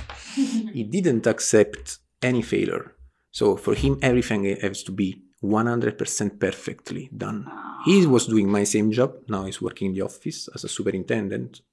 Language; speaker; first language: English; non-native, fluent; Italian